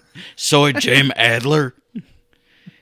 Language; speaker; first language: Spanish; non-native, learner; English